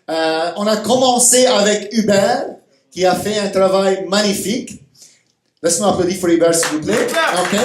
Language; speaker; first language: French; non-native, fluent; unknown